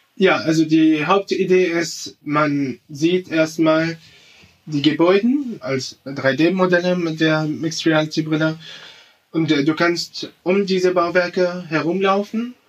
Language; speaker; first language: German; non-native, fluent; Arabic